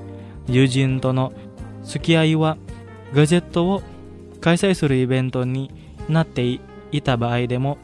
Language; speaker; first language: Japanese; non-native, fluent; Indonesian